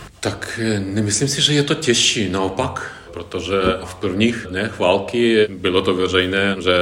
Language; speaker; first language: Czech; non-native, fluent; Ukrainian